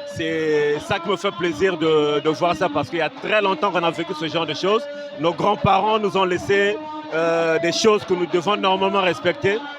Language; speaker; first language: French; non-native, local second language; Lingala